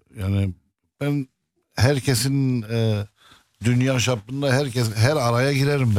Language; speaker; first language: Turkish; non-native, local second language; Arabic